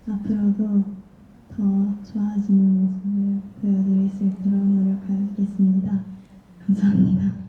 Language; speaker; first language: Korean; non-native, learner; Japanese